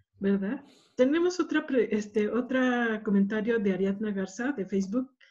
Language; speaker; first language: Spanish; native; Spanish